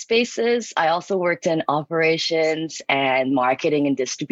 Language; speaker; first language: English; non-native, local second language; Cantonese